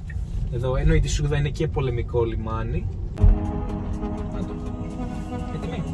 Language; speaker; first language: Greek; native; Greek